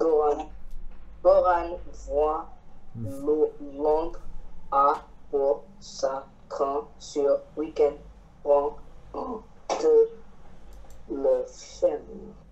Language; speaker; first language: French; non-native, learner; Chinese